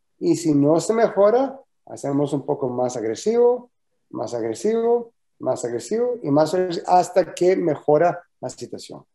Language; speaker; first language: Spanish; early bilingual, heritage; Spanish